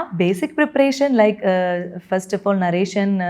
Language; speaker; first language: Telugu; non-native, learner; Malayalam